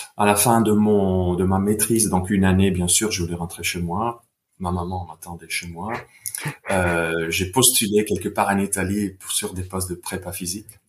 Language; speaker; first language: French; non-native, fluent; Italian